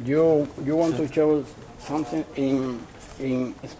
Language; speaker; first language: English; non-native, learner; Spanish